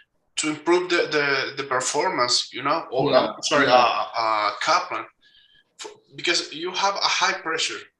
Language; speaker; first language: English; non-native, fluent; Spanish